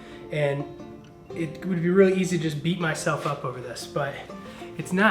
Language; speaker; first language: English; native; English